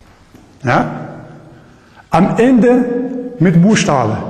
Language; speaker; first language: German; non-native, learner; Arabic